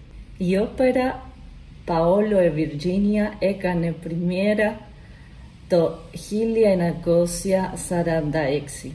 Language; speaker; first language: Greek; non-native, learner; Spanish